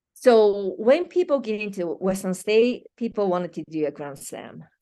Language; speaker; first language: English; non-native, fluent; Japanese